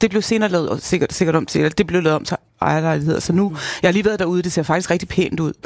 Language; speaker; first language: Danish; native; Danish